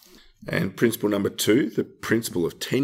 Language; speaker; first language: English; native; English